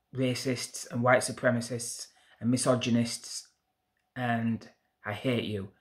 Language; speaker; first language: English; native; English